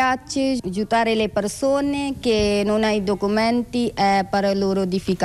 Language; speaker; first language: Italian; non-native, learner; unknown